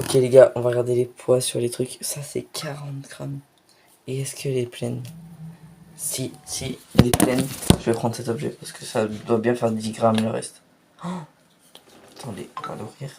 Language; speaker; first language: French; native; French